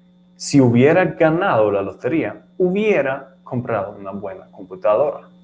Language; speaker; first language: Spanish; non-native, learner; English